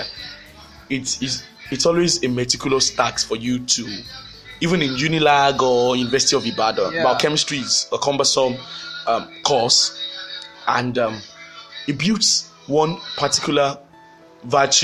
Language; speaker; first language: English; non-native, local second language; Yoruba